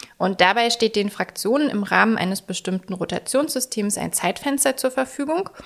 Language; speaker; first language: German; native; German